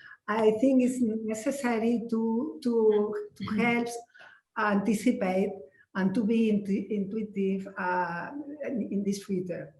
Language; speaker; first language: English; non-native, learner; Spanish